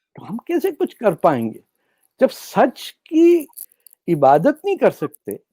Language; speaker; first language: Urdu; native; Urdu